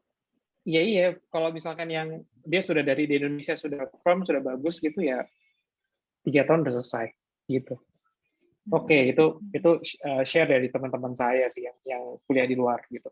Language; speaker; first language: Indonesian; native; Indonesian